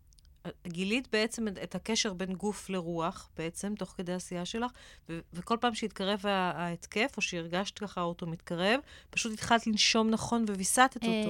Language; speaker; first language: Hebrew; native; Hebrew